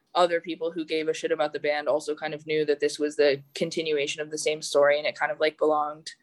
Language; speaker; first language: English; native; English